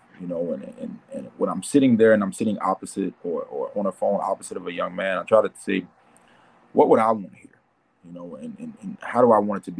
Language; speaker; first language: English; native; English